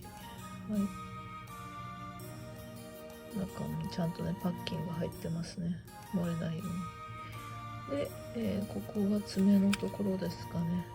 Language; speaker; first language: Japanese; native; Japanese